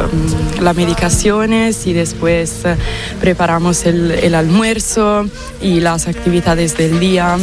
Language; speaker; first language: Spanish; non-native, fluent; Italian